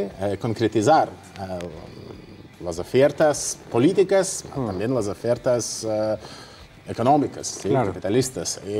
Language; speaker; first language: Spanish; non-native, fluent; Russian